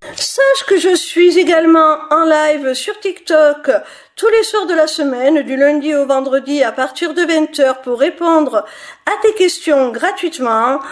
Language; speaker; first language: French; native; French